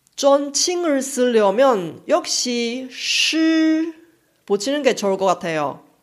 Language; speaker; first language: Korean; non-native, fluent; Chinese